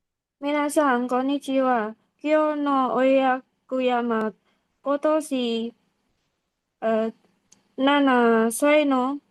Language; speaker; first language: Japanese; non-native, learner; Indonesian